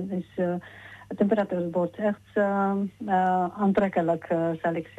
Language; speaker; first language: Dutch; non-native, learner; Georgian